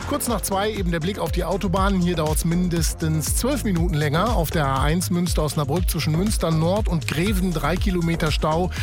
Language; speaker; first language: German; native; German